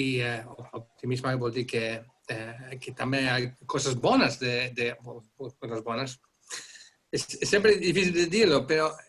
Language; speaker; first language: Catalan; non-native, fluent; Dutch